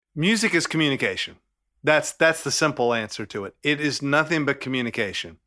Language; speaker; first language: English; native; English